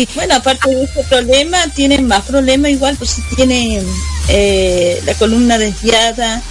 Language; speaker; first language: Spanish; native; Spanish